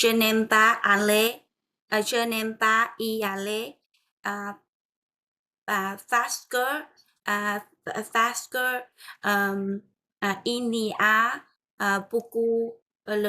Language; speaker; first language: French; non-native, learner; Vietnamese